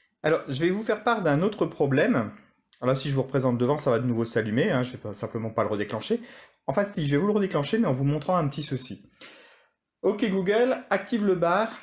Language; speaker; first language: French; native; French